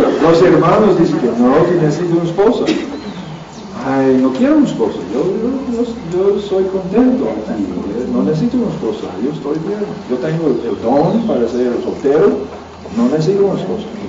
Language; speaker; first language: Spanish; non-native, learner; English